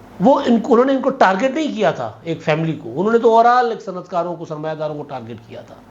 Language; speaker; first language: Urdu; non-native, local second language; Sindhi